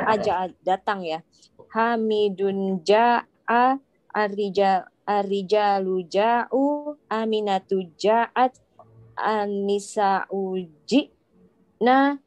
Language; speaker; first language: Arabic; non-native, learner; Indonesian